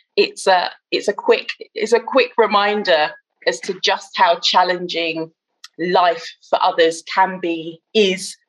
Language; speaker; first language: English; native; English